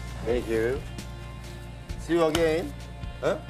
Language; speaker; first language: English; non-native, local second language; Korean